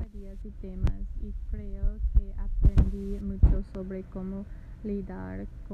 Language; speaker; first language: Spanish; non-native, learner; English